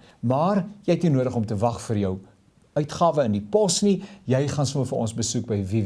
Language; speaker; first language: Afrikaans; native; Afrikaans